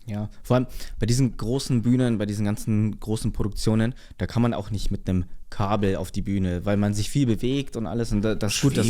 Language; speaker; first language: German; native; German